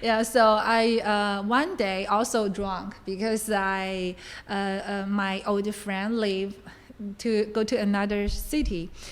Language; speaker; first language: English; non-native, learner; Chinese